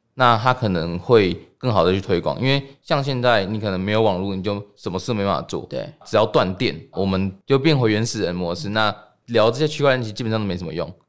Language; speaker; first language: Chinese; native; Chinese